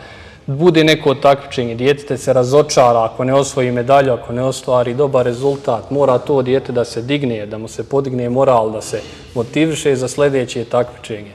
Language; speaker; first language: Serbian; native; Serbian